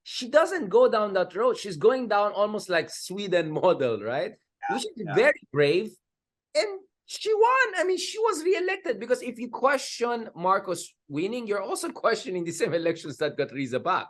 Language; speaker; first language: English; non-native, local second language; Filipino